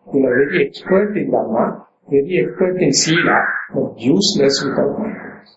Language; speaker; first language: English; non-native, local second language; Sinhala